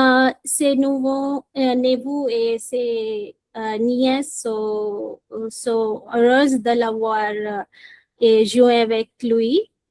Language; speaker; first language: French; non-native, learner; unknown